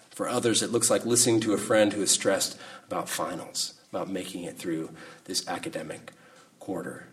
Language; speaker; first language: English; native; English